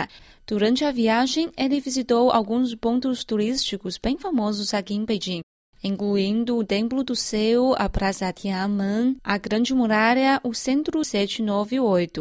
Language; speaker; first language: Portuguese; non-native, fluent; Chinese